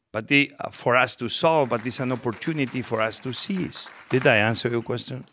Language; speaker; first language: English; non-native, fluent; Spanish